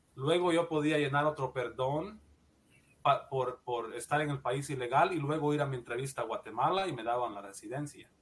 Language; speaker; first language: Spanish; native; Spanish